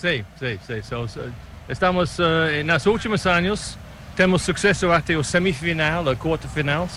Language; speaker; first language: Portuguese; non-native, learner; English